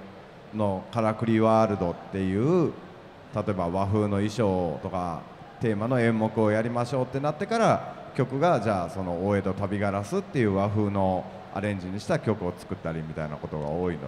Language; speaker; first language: Japanese; native; Japanese